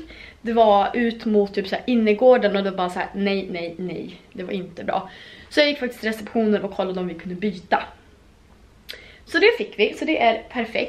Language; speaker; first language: Swedish; native; Swedish